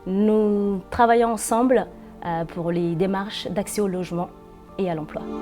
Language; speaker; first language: French; native; French